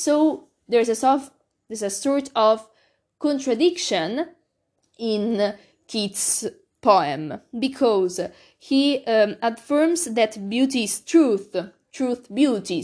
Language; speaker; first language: English; non-native, learner; Italian